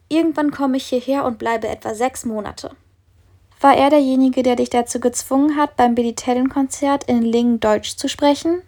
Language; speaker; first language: German; native; German